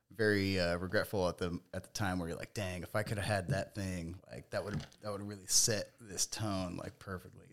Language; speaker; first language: English; native; English